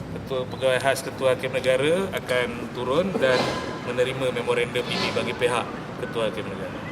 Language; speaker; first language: Malay; native; Malay